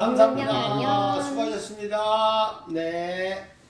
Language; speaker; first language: Korean; native; Korean